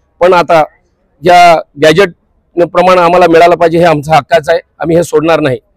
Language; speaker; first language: Marathi; non-native, local second language; Lambadi